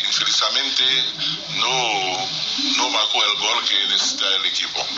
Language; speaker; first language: Spanish; non-native, fluent; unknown